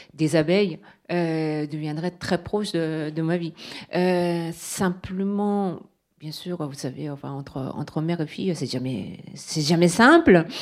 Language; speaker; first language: French; non-native, fluent; Japanese